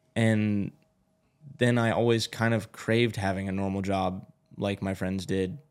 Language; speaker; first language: English; native; English